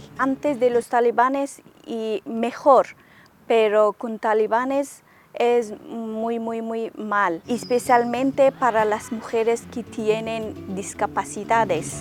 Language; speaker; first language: Spanish; non-native, learner; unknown